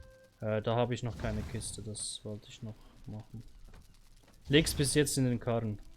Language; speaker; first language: German; native; German